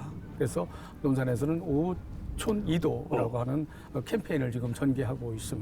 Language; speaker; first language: Korean; native; Korean